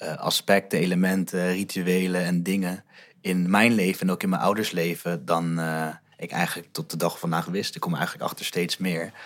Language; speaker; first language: Dutch; native; Dutch